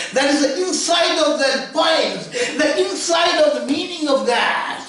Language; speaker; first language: English; non-native, local second language; Tamil